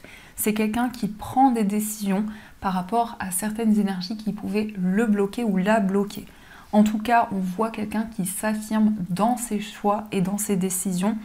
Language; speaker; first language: French; native; French